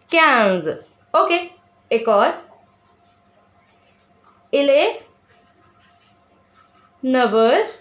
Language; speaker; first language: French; non-native, fluent; Hindi